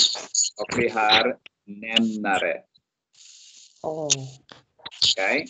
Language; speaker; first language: Swedish; non-native, fluent; Arabic